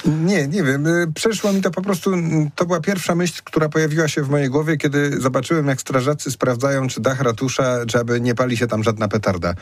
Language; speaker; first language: Polish; native; Polish